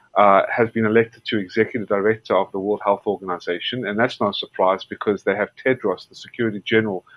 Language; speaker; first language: English; native; English